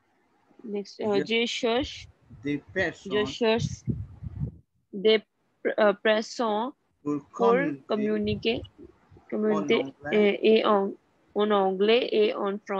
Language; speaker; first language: French; non-native, learner; Punjabi